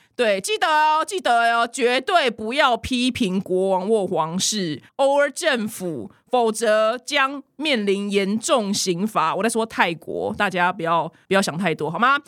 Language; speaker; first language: Chinese; native; Chinese